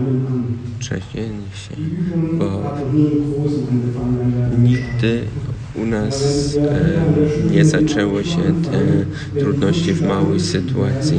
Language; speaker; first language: Polish; early bilingual, heritage; Polish